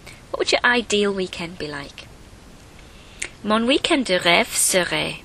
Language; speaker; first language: English; native; English